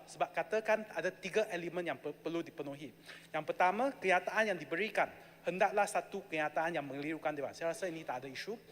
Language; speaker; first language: Malay; non-native, local second language; Chinese